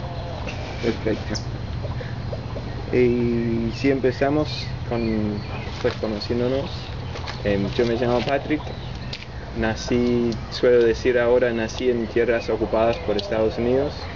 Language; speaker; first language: Spanish; non-native, fluent; English